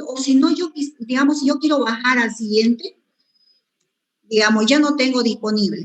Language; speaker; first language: Spanish; native; Spanish